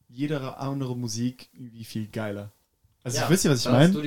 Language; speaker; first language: German; non-native, fluent; French